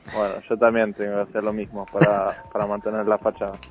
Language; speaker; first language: Spanish; non-native, fluent; Norwegian